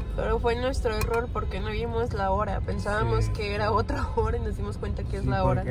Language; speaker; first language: Spanish; native; Spanish